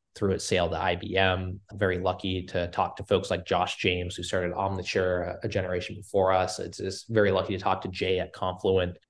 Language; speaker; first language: English; native; English